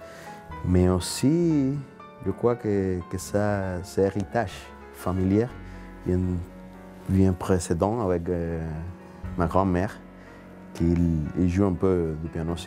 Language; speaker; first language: French; non-native, learner; Spanish